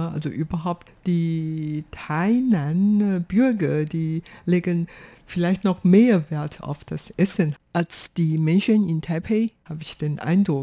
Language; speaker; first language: German; non-native, fluent; Chinese